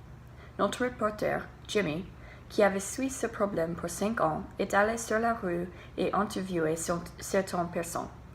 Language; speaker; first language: French; non-native, learner; English